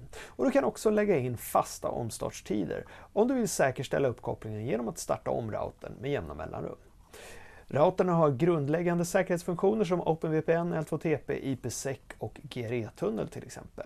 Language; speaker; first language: Swedish; native; Swedish